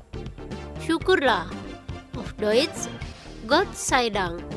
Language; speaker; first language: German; non-native, learner; Indonesian